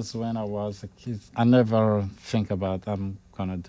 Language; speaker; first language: English; non-native, fluent; Malagasy